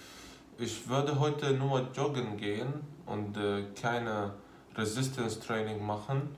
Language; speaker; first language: German; non-native, fluent; Arabic